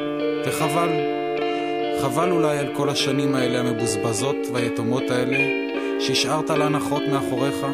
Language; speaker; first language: Hebrew; native; Hebrew